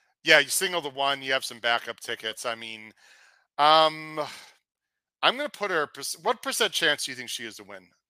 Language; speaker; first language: English; native; English